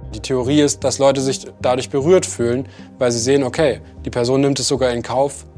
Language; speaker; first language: German; native; German